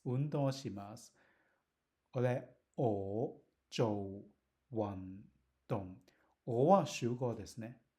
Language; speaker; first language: Japanese; non-native, learner; Cantonese